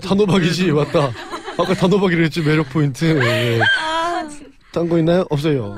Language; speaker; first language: Korean; native; Korean